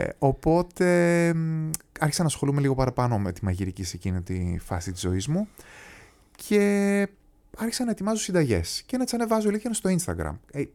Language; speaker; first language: Greek; early bilingual, heritage; Greek